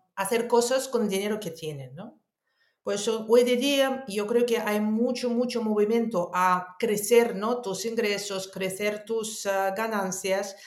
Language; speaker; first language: Spanish; non-native, fluent; Russian